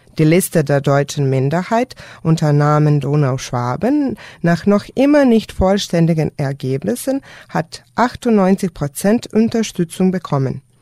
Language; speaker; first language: German; non-native, fluent; Serbian